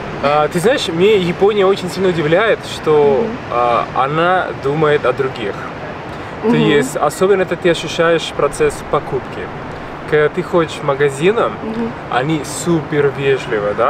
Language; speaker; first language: Russian; non-native, fluent; Spanish